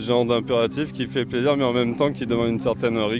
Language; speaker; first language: French; native; French